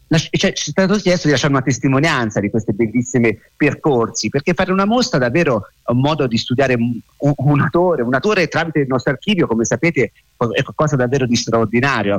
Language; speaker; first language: Italian; native; Italian